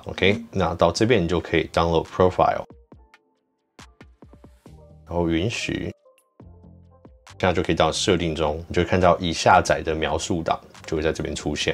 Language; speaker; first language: Chinese; native; Chinese